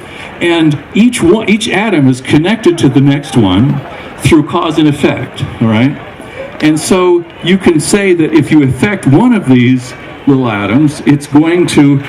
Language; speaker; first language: English; native; English